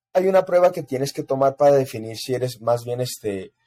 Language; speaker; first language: Spanish; early bilingual, heritage; Spanish